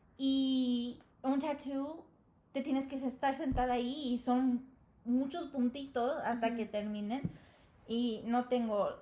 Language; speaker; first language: Spanish; early bilingual, heritage; Spanish